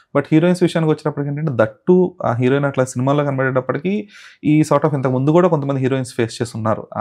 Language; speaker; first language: Telugu; native; Telugu